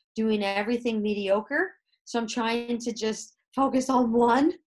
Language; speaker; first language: English; native; English